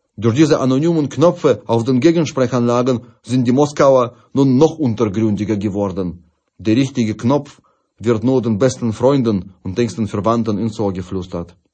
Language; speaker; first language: German; non-native, fluent; Russian